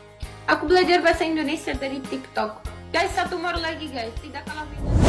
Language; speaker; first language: Indonesian; non-native, learner; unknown